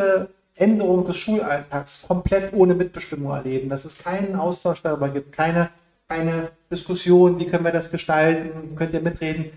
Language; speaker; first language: German; native; German